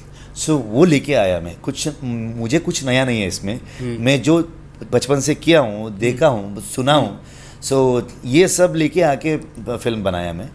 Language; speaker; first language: Hindi; non-native, local second language; Kannada